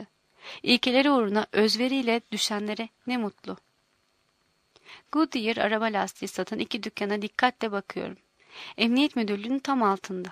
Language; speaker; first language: Turkish; native; Turkish